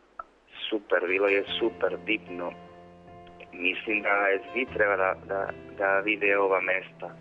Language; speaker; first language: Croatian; early bilingual, heritage; Spanish